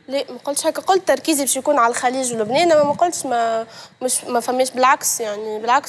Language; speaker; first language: Arabic; native; Arabic